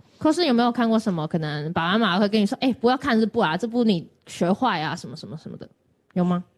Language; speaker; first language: Chinese; non-native, local second language; Cantonese